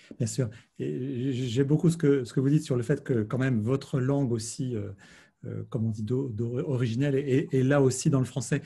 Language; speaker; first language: French; native; French